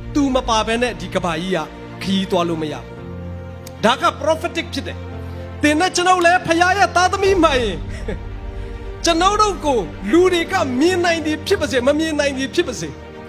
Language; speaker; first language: Burmese; non-native, local second language; Tedim Chin